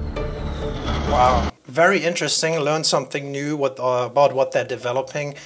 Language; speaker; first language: English; non-native, fluent; German